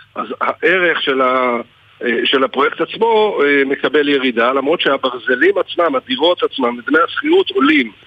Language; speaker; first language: Hebrew; native; Hebrew